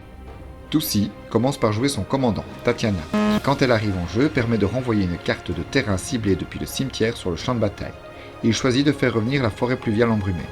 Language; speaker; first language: French; native; French